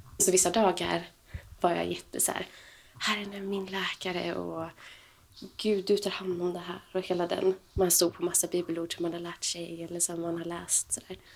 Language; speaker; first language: Swedish; native; Swedish